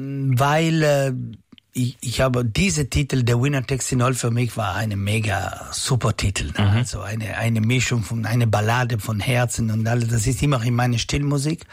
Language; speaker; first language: German; non-native, local second language; Italian